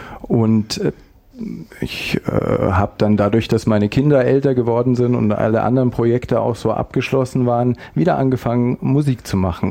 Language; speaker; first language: German; native; German